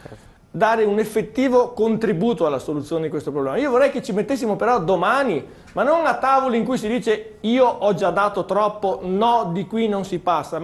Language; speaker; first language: Italian; native; Italian